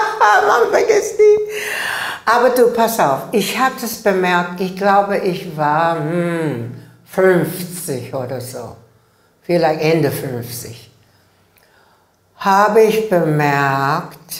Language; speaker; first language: German; non-native, learner; English